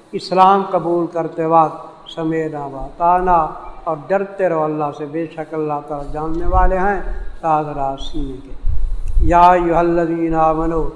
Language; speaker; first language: Urdu; non-native, local second language; Saraiki